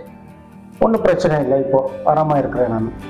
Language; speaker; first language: Tamil; non-native, local second language; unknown